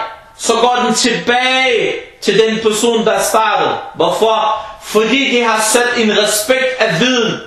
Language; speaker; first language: Danish; early bilingual, other home language; Arabic